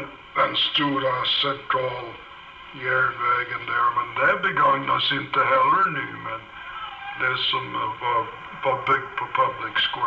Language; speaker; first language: Swedish; early bilingual, heritage; Swedish